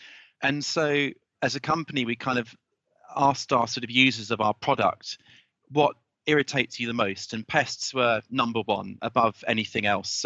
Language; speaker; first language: English; native; English